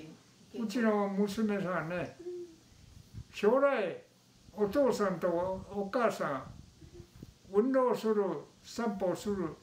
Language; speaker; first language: Japanese; non-native, local second language; Min Nan Chinese